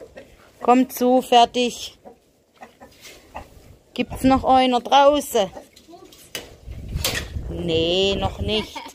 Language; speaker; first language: German; native; German